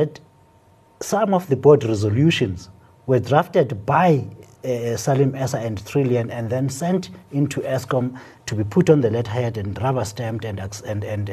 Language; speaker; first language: English; non-native, local second language; Xhosa